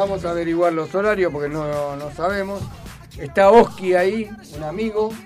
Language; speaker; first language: Spanish; native; Spanish